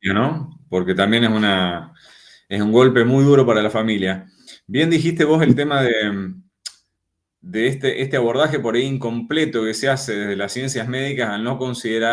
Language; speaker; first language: Spanish; native; Spanish